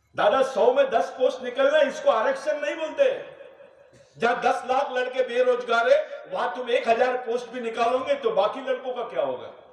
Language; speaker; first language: Hindi; non-native, local second language; Marathi